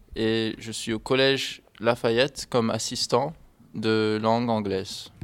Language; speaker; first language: French; non-native, fluent; English